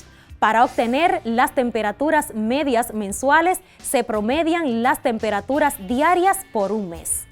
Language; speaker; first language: Spanish; native; Spanish